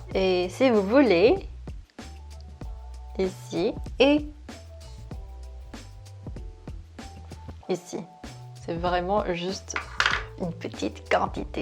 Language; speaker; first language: French; non-native, fluent; Korean